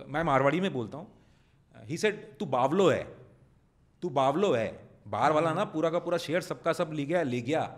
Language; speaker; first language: Hindi; non-native, local second language; Marwari